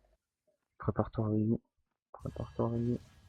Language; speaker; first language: French; native; French